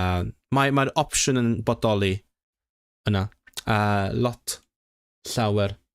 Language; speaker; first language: Welsh; non-native, learner; Cantonese